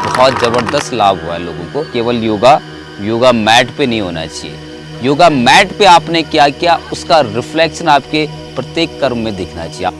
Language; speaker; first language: Hindi; native; Hindi